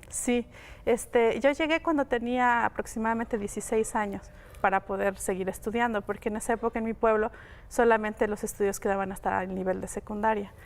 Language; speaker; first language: Spanish; non-native, local second language; Mixtepec Mixtec